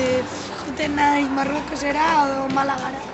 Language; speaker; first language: Basque; non-native, local second language; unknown